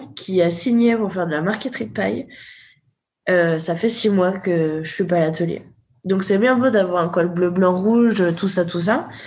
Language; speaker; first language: French; native; French